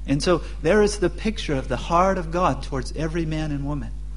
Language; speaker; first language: English; native; English